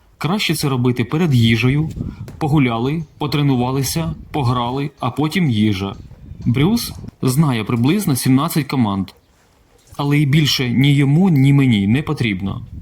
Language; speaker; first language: Ukrainian; non-native, local second language; Russian